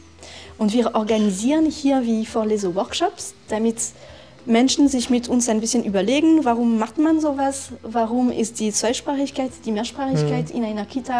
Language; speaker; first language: German; non-native, fluent; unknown